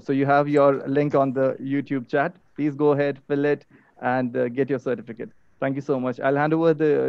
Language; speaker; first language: English; non-native, local second language; Hindi